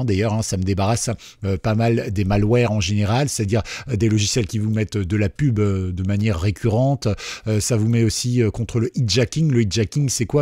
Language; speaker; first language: French; native; French